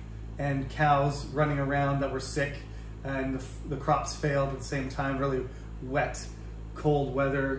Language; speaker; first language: English; native; English